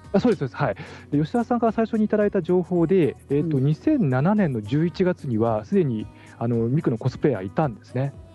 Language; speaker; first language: Japanese; native; Japanese